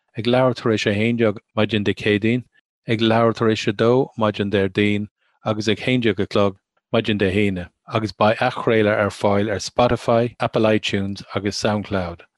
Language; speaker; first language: Irish; non-native, local second language; English